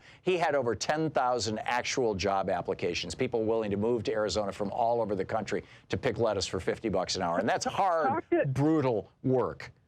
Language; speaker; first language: English; native; English